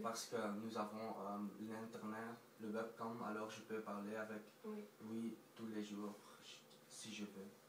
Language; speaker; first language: French; non-native, local second language; Dutch